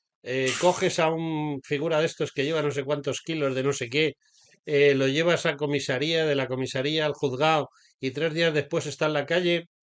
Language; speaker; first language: Spanish; native; Spanish